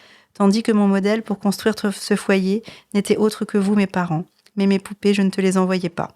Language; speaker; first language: French; native; French